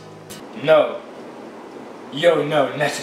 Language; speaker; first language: Spanish; non-native, learner; English